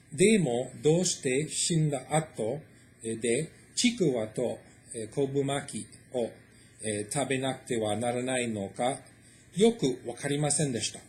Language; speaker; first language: Japanese; non-native, fluent; English